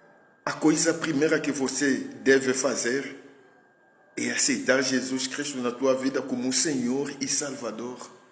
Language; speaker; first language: Portuguese; non-native, fluent; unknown